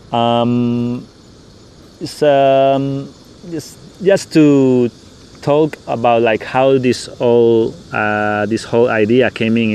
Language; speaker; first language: English; non-native, fluent; Spanish